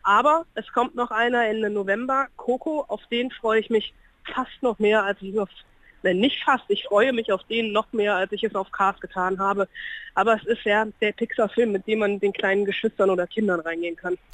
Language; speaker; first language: German; native; German